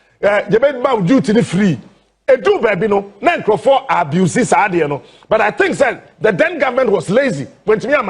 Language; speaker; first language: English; non-native, local second language; Akan